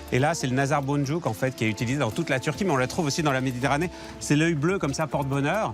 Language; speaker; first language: French; native; French